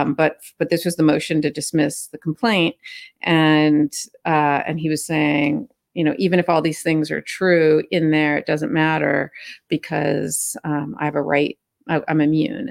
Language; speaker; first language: English; native; English